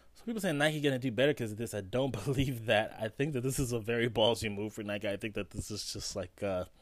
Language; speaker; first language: English; native; English